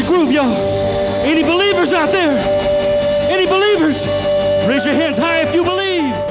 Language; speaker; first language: English; native; English